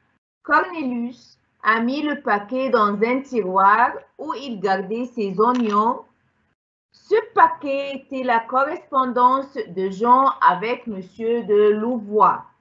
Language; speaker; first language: French; non-native, fluent; Arabic